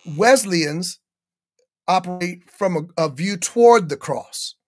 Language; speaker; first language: English; native; English